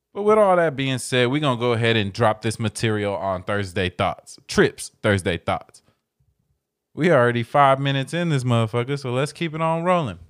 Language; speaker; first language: English; native; English